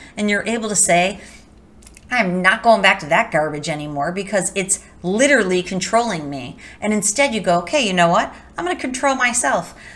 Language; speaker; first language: English; native; English